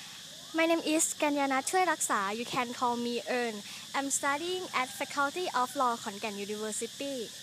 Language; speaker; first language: English; non-native, learner; Thai